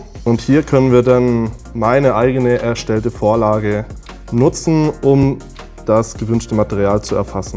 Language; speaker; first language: German; native; German